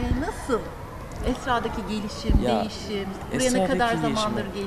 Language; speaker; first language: Turkish; native; Turkish